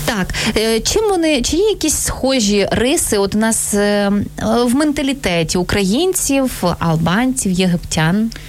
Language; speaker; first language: Ukrainian; native; Ukrainian